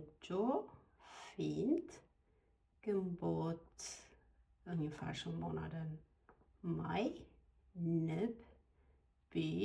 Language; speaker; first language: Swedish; non-native, fluent; Amharic